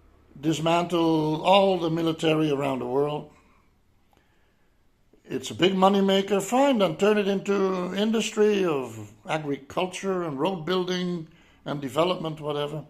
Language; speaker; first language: English; non-native, fluent; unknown